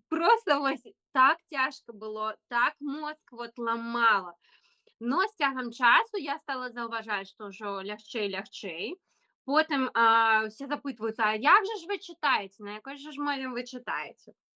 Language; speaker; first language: Belarusian; non-native, local second language; Russian